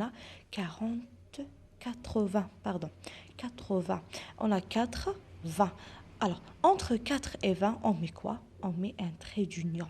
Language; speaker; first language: French; non-native, local second language; Arabic